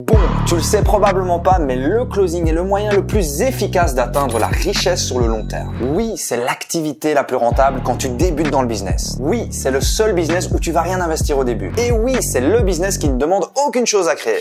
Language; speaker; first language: French; native; French